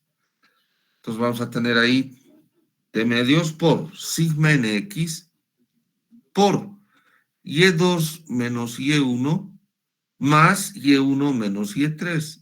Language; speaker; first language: Spanish; native; Spanish